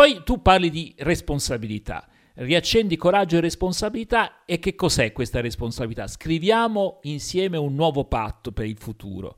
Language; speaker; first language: Italian; native; Italian